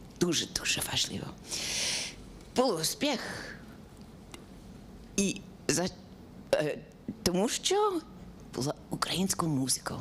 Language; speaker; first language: Ukrainian; non-native, learner; English